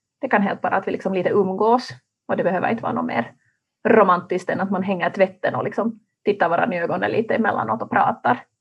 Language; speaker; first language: Swedish; native; Swedish